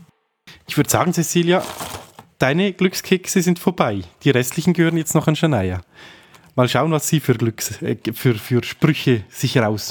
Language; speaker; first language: German; native; German